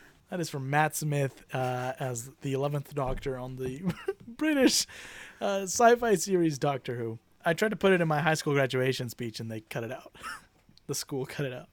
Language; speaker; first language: English; early bilingual, other home language; Spanish